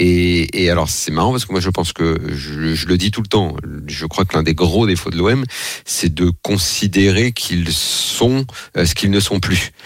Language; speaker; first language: French; native; French